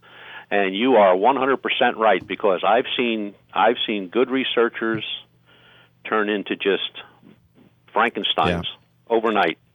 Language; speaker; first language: English; native; English